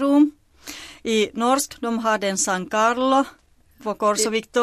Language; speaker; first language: Swedish; non-native, local second language; Finnish